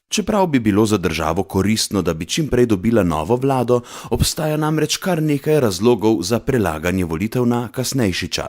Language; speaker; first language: Slovenian; native; Slovenian